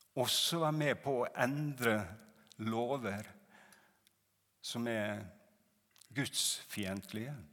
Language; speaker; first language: Norwegian; native; Norwegian